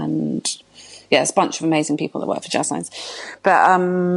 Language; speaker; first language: English; native; English